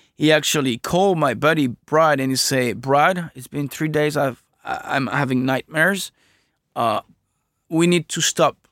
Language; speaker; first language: English; non-native, fluent; French